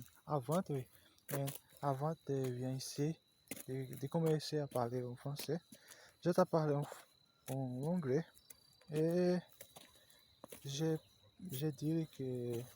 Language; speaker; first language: French; non-native, learner; Portuguese